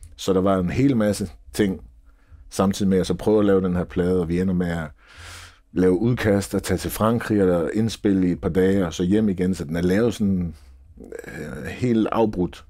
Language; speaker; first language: Danish; native; Danish